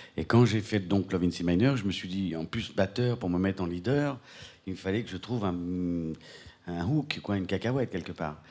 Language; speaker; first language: French; native; French